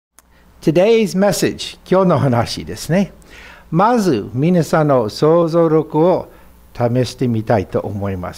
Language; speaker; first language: Japanese; non-native, fluent; English